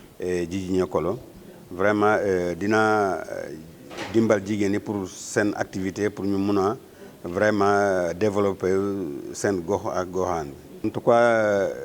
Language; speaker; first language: Wolof; non-native, local second language; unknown